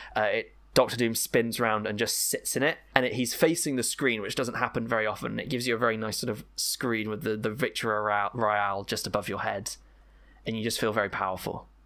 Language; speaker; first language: English; native; English